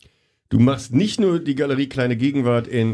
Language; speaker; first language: German; native; German